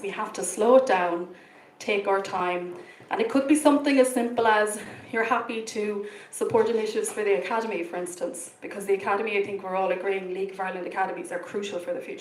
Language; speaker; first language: English; native; English